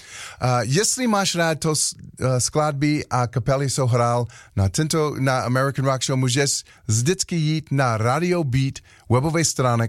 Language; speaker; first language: Czech; non-native, learner; English